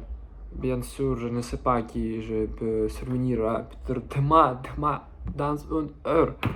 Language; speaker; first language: French; non-native, learner; Russian